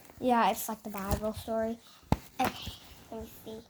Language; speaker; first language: English; native; English